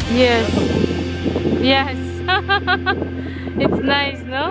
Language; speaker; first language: English; non-native, local second language; Filipino